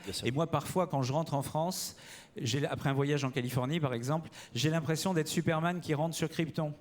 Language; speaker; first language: French; native; French